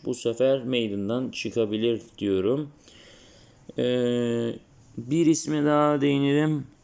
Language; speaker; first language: Turkish; native; Turkish